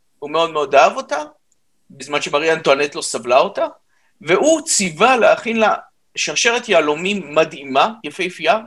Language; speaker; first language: Hebrew; native; Hebrew